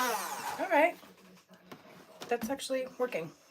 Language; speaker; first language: English; native; English